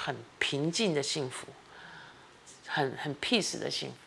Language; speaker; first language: Chinese; native; Chinese